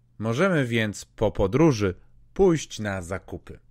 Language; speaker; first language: Polish; native; Polish